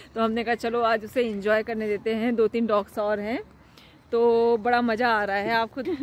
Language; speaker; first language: Hindi; native; Hindi